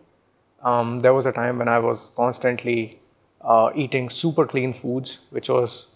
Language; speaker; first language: English; non-native, local second language; Hindi